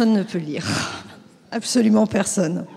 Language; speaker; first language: French; native; French